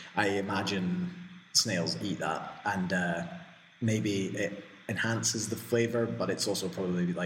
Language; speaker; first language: English; native; English